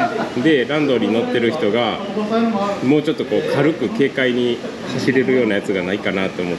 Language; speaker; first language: Japanese; native; Japanese